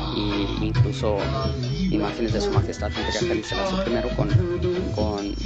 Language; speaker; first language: Spanish; early bilingual, heritage; Spanish